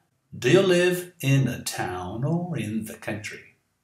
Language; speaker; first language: English; non-native, fluent; Portuguese